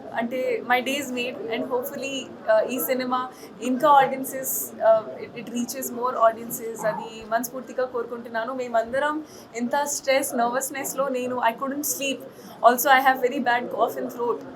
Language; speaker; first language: Telugu; non-native, fluent; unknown